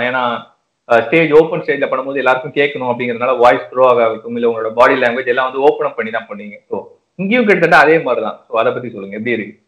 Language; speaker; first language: Tamil; native; Tamil